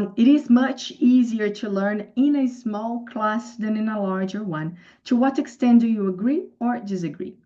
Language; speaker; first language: English; non-native, fluent; Portuguese